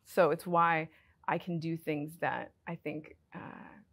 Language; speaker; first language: English; native; English